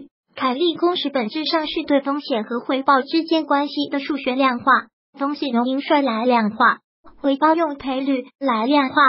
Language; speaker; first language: Chinese; native; Chinese